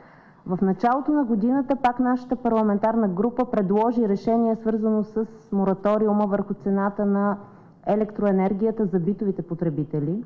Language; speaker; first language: Bulgarian; native; Bulgarian